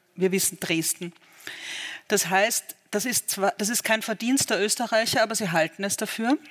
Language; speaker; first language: German; native; German